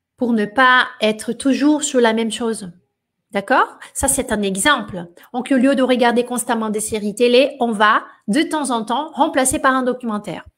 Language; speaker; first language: French; non-native, fluent; Portuguese